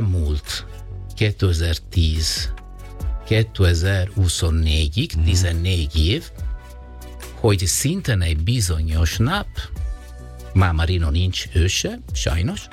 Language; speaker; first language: Hungarian; non-native, learner; Italian